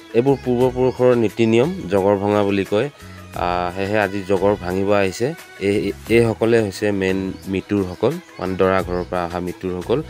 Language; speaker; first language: Assamese; non-native, local second language; Mising